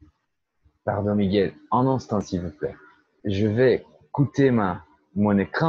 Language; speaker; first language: French; non-native, fluent; Portuguese